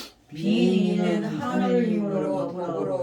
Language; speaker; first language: Korean; native; Korean